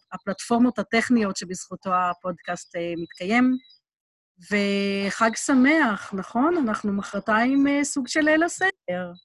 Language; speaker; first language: Hebrew; native; Hebrew